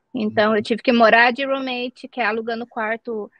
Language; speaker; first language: Portuguese; native; Portuguese